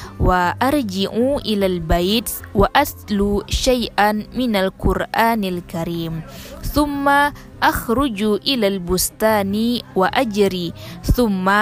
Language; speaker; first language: Arabic; non-native, learner; Indonesian